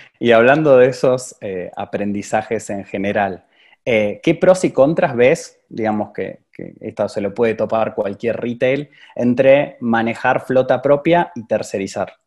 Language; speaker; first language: Spanish; native; Spanish